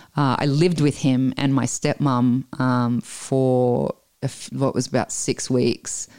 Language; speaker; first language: English; early bilingual, other home language; Italian